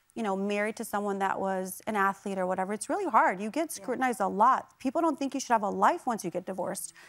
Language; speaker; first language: English; native; English